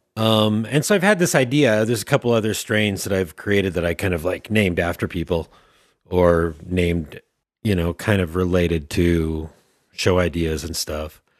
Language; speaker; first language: English; native; English